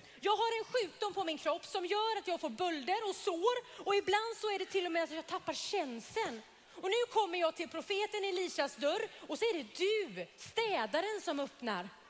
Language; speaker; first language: Swedish; native; Swedish